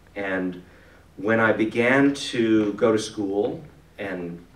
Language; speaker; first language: English; native; English